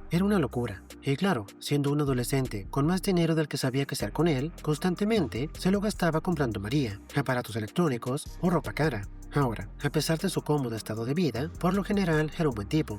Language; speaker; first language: Spanish; native; Spanish